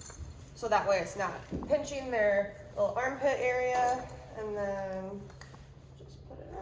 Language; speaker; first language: English; native; English